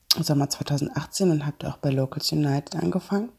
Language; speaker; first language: German; non-native, fluent; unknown